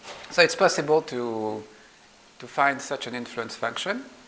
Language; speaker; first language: English; non-native, fluent; French